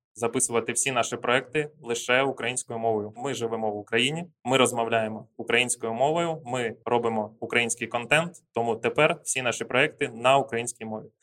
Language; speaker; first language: Ukrainian; native; Ukrainian